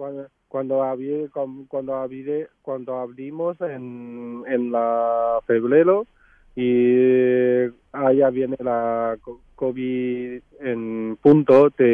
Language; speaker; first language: Spanish; non-native, learner; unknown